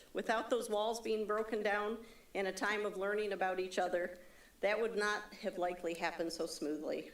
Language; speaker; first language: English; native; English